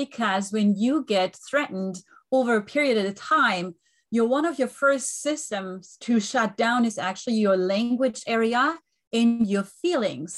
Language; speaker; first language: English; non-native, fluent; German